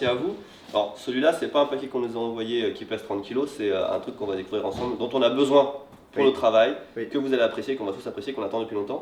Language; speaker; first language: French; native; French